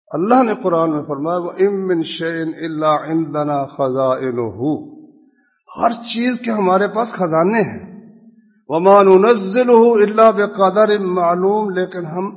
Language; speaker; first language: Urdu; non-native, local second language; Punjabi